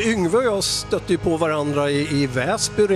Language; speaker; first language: Swedish; native; Swedish